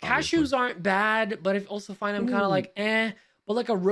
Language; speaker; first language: English; native; English